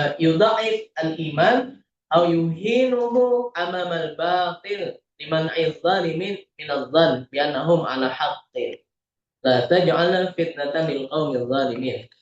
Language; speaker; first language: Arabic; non-native, fluent; Indonesian